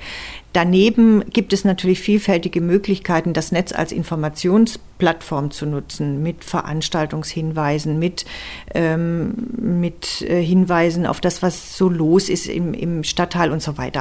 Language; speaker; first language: German; native; German